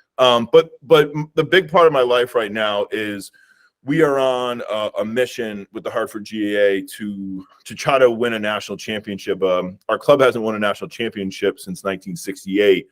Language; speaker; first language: English; native; English